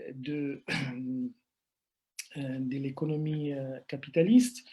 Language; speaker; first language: French; non-native, fluent; Italian